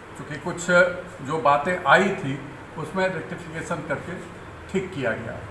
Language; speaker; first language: Hindi; native; Hindi